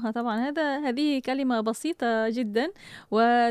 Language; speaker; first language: Arabic; non-native, fluent; Malay